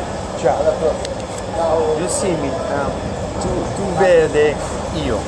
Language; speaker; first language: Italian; non-native, learner; English